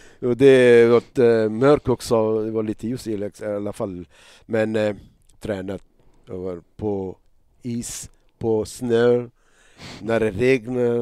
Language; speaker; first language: Swedish; non-native, learner; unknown